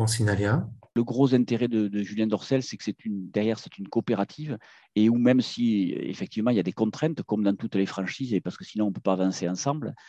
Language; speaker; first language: French; native; French